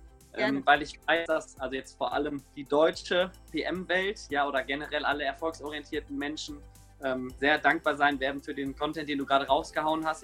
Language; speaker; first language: German; native; German